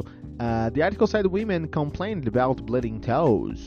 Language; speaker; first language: English; non-native, fluent; Portuguese